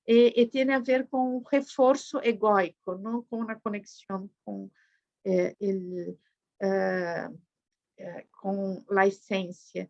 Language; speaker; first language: Spanish; non-native, fluent; Portuguese